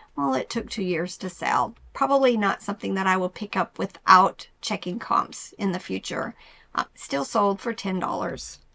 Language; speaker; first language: English; native; English